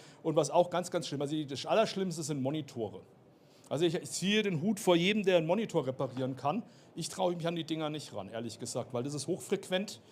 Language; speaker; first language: German; native; German